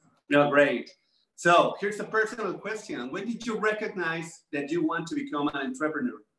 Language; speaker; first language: English; non-native, fluent; Spanish